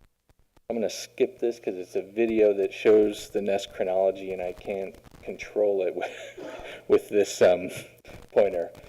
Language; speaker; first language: English; native; English